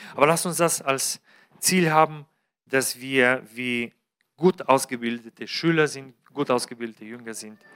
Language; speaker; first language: German; non-native, fluent; Bulgarian